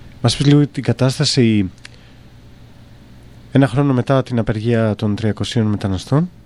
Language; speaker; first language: Greek; native; Greek